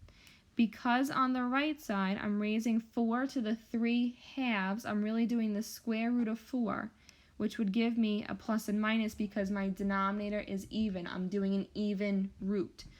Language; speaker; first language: English; native; English